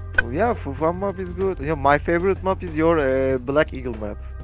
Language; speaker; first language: English; non-native, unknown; Turkish